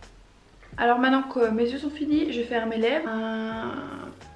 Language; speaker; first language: French; native; French